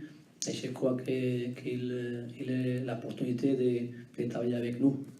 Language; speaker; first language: French; non-native, learner; Spanish